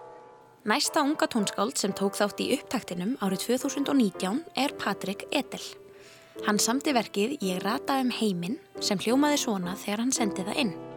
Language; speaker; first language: Icelandic; native; Icelandic